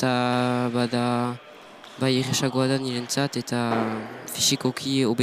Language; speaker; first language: Basque; non-native, local second language; French